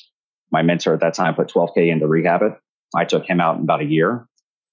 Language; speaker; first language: English; native; English